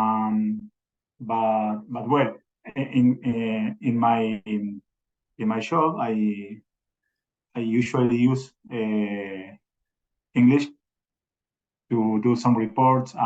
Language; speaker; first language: English; non-native, learner; Spanish